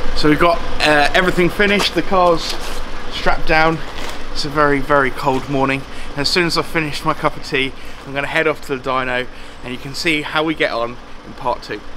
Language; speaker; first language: English; native; English